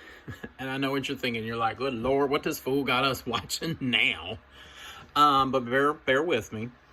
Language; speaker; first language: English; native; English